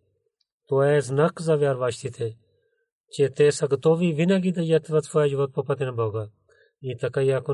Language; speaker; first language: Bulgarian; non-native, fluent; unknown